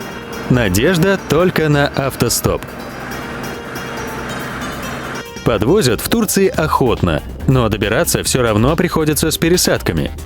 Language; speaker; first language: Russian; native; Russian